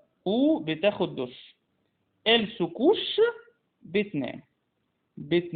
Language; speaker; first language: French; non-native, fluent; Arabic